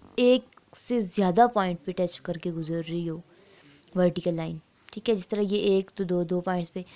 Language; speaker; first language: Hindi; native; Hindi